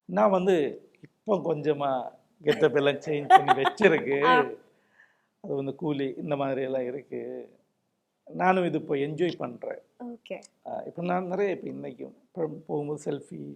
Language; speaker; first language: Tamil; non-native, local second language; Malayalam